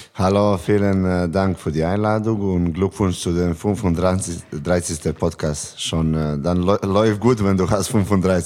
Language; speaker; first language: German; non-native, fluent; Serbian